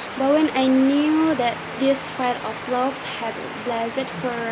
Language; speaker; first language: English; non-native, learner; Indonesian